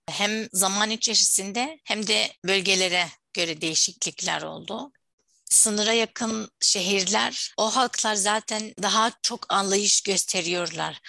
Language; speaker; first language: Turkish; non-native, fluent; Arabic